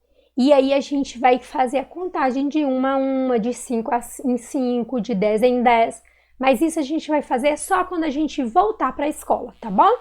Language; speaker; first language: Portuguese; native; Portuguese